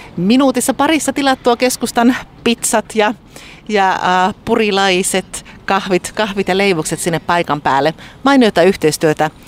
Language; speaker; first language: Finnish; native; Finnish